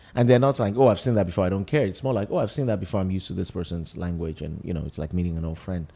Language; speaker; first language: English; non-native, local second language; Yoruba